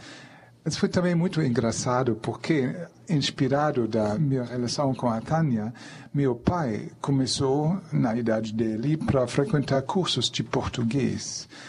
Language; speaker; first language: Portuguese; non-native, fluent; German